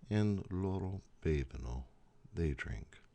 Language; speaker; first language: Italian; non-native, fluent; English